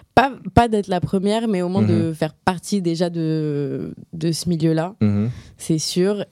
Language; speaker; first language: French; native; French